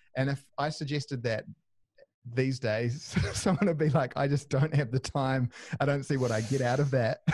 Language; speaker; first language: English; native; English